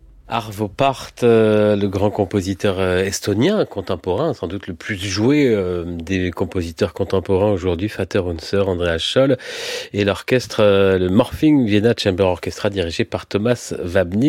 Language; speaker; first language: French; native; French